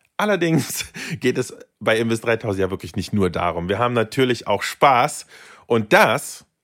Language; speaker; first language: German; native; German